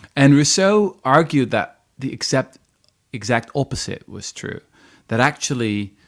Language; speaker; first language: English; non-native, fluent; Dutch